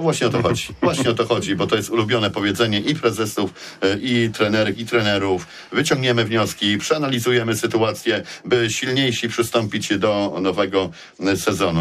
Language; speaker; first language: Polish; native; Polish